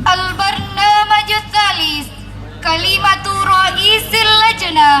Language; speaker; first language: Arabic; non-native, learner; Indonesian